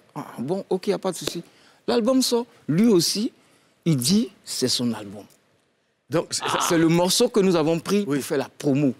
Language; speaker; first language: French; non-native, local second language; Dyula